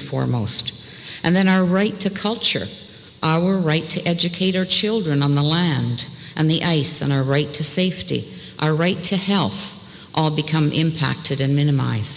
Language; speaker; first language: English; early bilingual, other home language; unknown